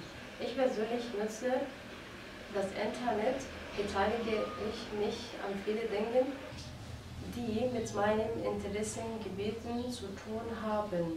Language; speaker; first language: German; non-native, fluent; Arabic